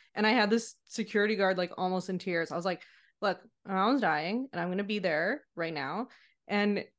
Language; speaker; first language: English; native; English